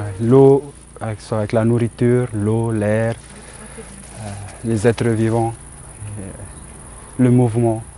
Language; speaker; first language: French; non-native, local second language; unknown